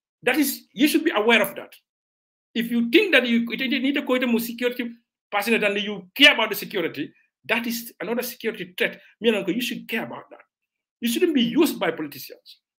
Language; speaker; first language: English; non-native, local second language; Mandingo